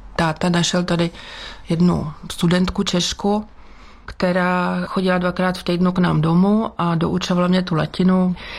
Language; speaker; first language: Czech; native; Czech